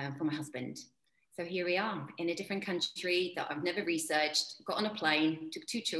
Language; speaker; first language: English; non-native, fluent; Czech